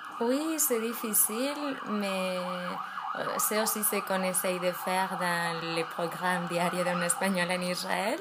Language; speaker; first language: French; non-native, fluent; Spanish